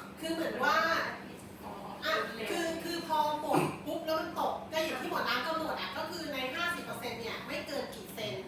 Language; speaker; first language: Thai; native; Thai